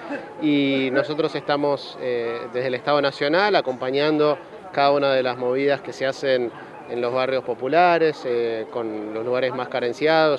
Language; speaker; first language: Spanish; native; Spanish